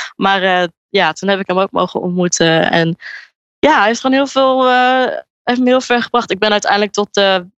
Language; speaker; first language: Dutch; native; Dutch